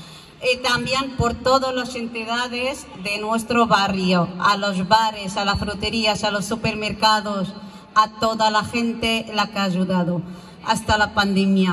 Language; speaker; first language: Spanish; non-native, fluent; Arabic